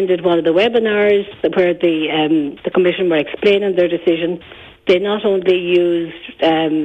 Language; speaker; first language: English; native; English